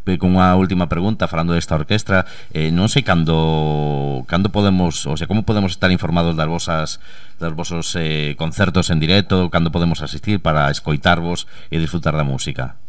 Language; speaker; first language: Galician; native; Galician